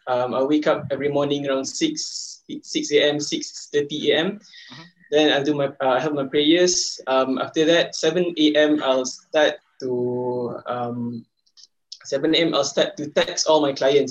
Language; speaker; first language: English; non-native, local second language; Malay